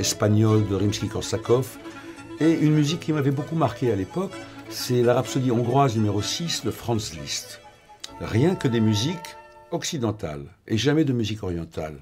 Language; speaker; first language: French; non-native, local second language; Arabic